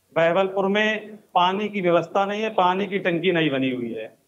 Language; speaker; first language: Hindi; native; Hindi